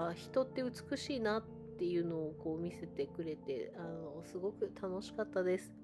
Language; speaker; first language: Japanese; native; Japanese